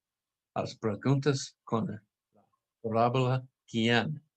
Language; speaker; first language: Spanish; non-native, learner; English